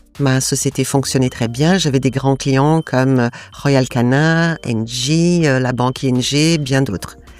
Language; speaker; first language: French; non-native, fluent; Portuguese